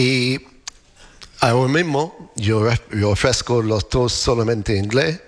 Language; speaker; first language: Spanish; non-native, learner; English